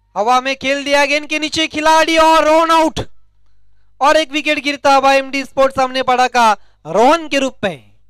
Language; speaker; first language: Hindi; non-native, local second language; Marathi